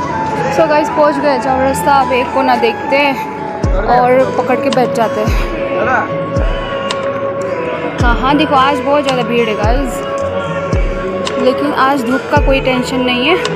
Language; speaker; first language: Hindi; non-native, local second language; Nepali